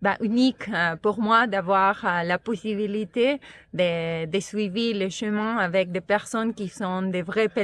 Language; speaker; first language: French; non-native, fluent; Spanish